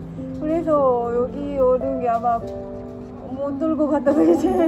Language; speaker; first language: Korean; non-native, learner; Japanese